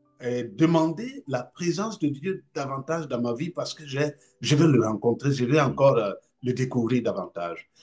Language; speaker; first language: French; non-native, local second language; Mossi